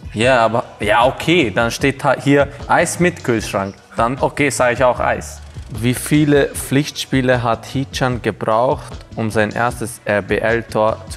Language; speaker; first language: German; non-native, fluent; Hungarian